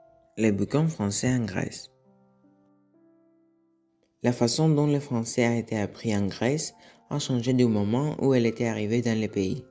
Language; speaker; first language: French; non-native, learner; Greek